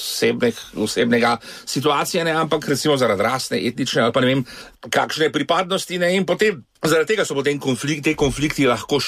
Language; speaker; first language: Slovenian; native; Slovenian